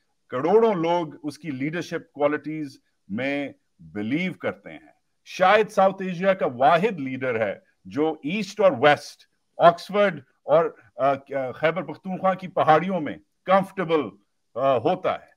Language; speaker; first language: Urdu; native; Urdu